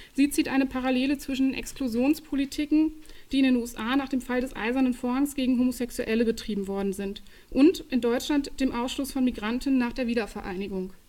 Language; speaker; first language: German; native; German